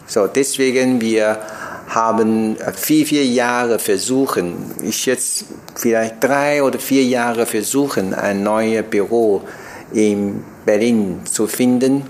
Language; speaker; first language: German; non-native, learner; Chinese